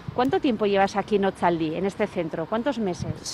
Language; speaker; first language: Spanish; native; Spanish